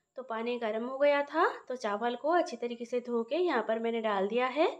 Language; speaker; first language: Hindi; non-native, local second language; Odia